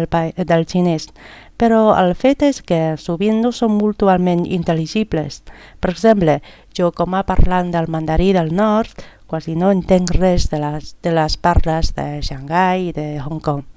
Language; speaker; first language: Catalan; non-native, fluent; Chinese